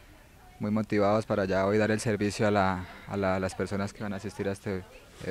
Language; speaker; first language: Spanish; native; Spanish